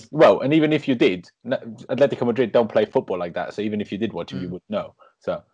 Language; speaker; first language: English; native; English